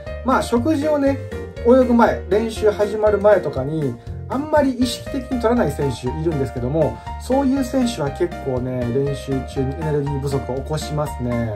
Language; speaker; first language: Japanese; native; Japanese